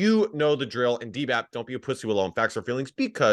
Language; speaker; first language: English; native; English